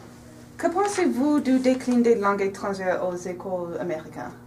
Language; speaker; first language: French; non-native, fluent; English